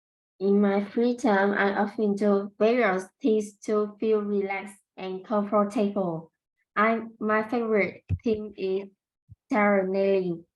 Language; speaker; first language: English; non-native, learner; Vietnamese